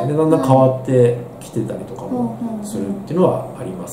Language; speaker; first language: Japanese; native; Japanese